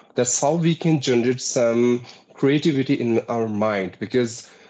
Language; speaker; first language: English; non-native, local second language; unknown